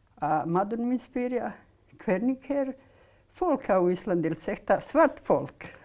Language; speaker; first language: Icelandic; non-native, learner; Serbian